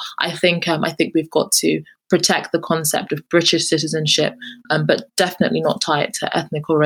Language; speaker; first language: English; native; English